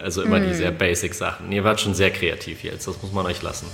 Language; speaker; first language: German; early bilingual, other home language; Armenian